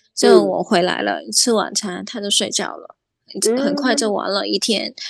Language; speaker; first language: Chinese; non-native, fluent; Cantonese